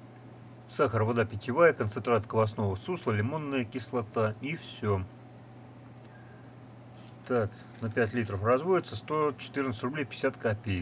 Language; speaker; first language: Russian; native; Russian